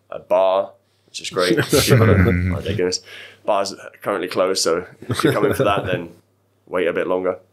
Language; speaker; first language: English; native; English